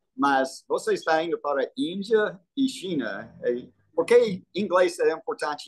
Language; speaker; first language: Portuguese; non-native, fluent; English